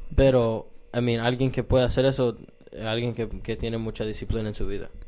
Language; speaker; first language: Spanish; early bilingual, heritage; Spanish